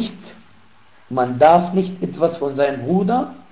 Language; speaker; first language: German; non-native, fluent; Arabic